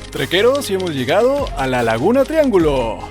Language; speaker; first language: Spanish; native; Spanish